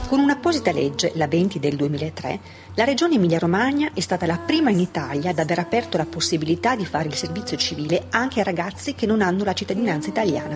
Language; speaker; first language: Italian; native; Italian